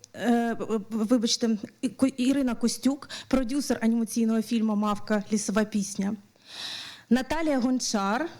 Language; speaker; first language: Ukrainian; native; Ukrainian